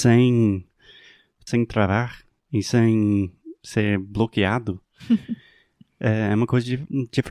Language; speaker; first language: Portuguese; non-native, fluent; English